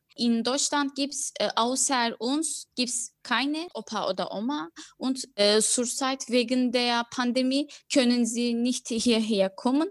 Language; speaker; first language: German; non-native, learner; Turkish